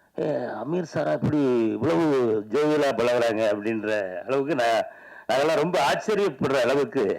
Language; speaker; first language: Tamil; native; Tamil